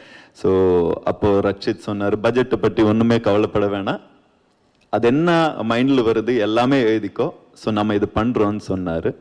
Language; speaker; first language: Tamil; non-native, learner; Kannada